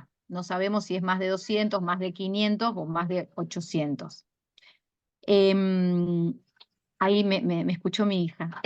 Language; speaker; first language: Spanish; native; Spanish